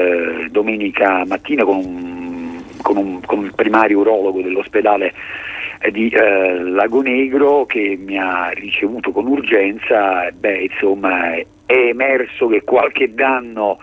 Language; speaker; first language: Italian; native; Italian